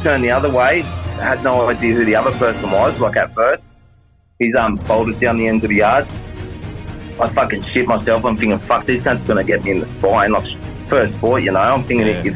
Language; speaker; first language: English; native; English